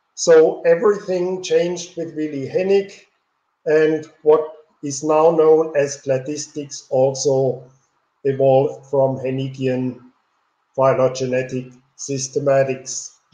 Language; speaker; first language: English; non-native, fluent; German